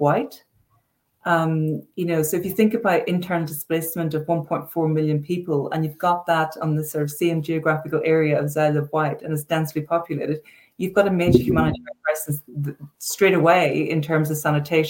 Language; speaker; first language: English; native; English